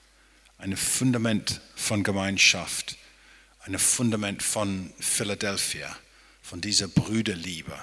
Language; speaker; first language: German; non-native, fluent; English